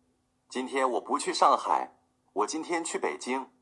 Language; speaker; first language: Chinese; non-native, learner; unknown